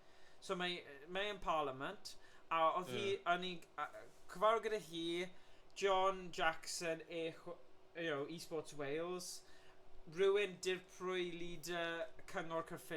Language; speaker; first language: Welsh; native; Welsh